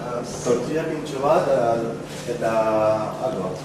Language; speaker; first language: Basque; non-native, learner; Spanish